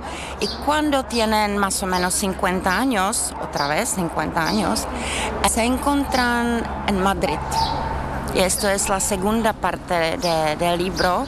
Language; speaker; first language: Spanish; non-native, fluent; Czech